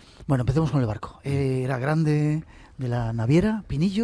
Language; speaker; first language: Spanish; native; Spanish